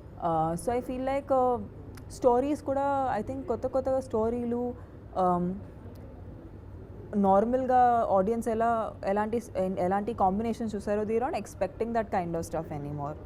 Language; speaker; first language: Telugu; non-native, fluent; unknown